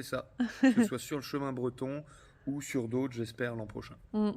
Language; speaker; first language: French; native; French